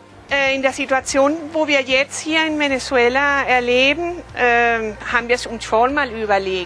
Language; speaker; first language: German; early bilingual, heritage; German